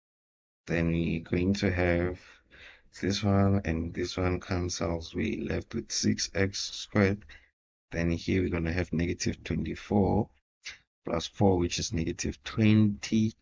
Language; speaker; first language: English; non-native, local second language; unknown